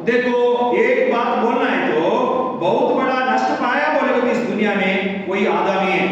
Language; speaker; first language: Hindi; non-native, local second language; Telugu